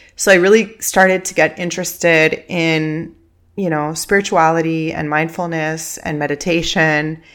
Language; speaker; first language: English; early bilingual, other home language; Spanish